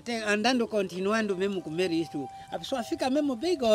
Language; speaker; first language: Portuguese; native; Portuguese